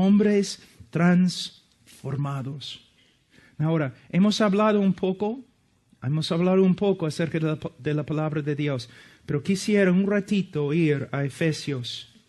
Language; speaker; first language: Spanish; non-native, fluent; English